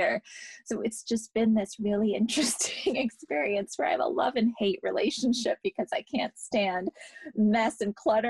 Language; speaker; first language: English; native; English